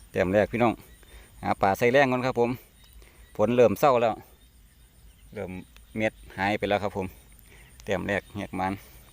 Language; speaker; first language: Thai; native; Thai